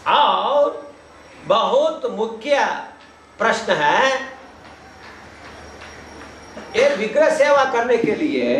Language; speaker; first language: Hindi; non-native, learner; English